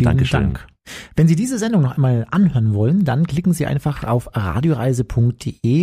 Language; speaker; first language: German; native; German